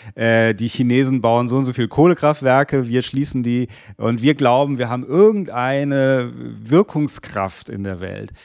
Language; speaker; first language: German; native; German